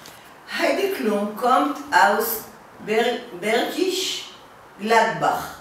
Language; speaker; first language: German; non-native, learner; Hebrew